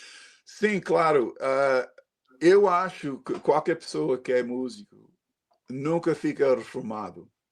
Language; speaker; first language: Portuguese; early bilingual, heritage; Portuguese